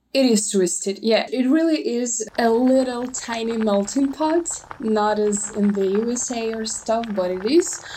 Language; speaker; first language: English; non-native, fluent; Russian